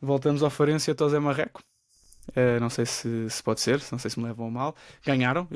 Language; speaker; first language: Portuguese; native; Portuguese